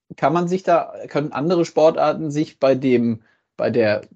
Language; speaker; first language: German; native; German